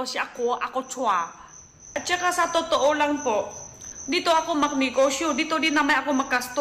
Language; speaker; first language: Filipino; non-native, learner; Chinese